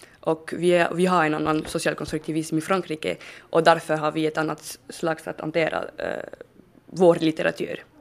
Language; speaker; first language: Swedish; non-native, fluent; French